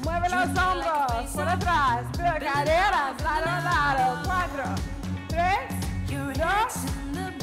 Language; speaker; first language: Spanish; non-native, learner; English